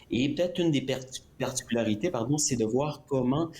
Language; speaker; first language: French; native; French